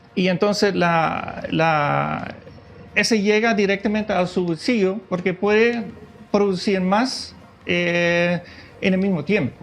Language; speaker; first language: Spanish; non-native, fluent; Dutch